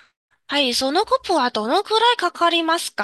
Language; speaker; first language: Japanese; non-native, fluent; Chinese